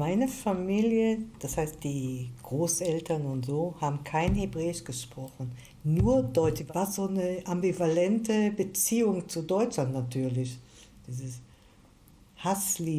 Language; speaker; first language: German; early bilingual, heritage; German